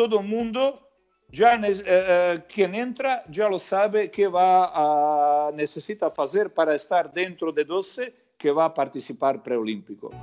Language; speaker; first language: Portuguese; non-native, learner; Croatian